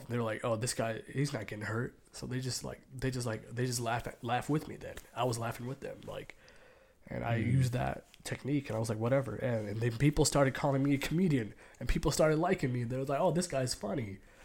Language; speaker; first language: English; native; English